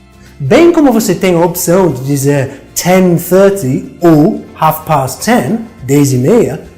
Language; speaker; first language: Portuguese; non-native, fluent; English